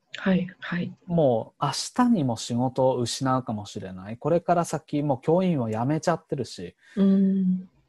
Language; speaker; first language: Japanese; native; Japanese